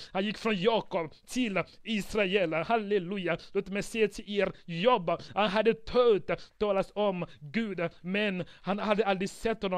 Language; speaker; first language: Swedish; non-native, fluent; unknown